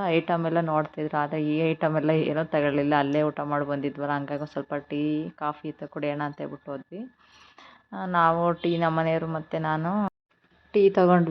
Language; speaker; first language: Kannada; native; Kannada